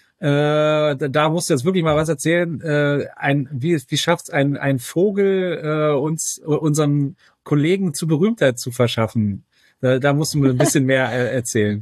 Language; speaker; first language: German; native; German